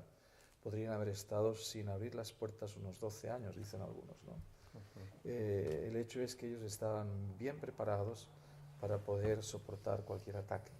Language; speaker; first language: Spanish; native; Spanish